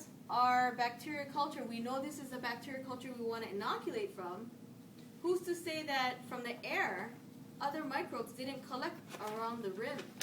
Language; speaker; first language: English; native; English